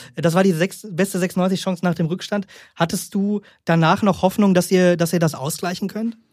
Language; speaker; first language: German; native; German